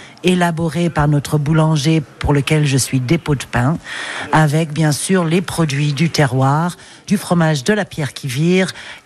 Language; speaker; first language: French; non-native, fluent; English